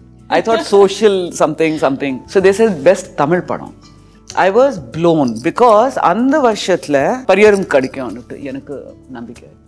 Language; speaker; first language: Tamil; early bilingual, heritage; Tamil